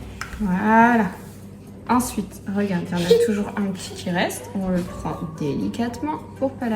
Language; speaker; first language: French; native; French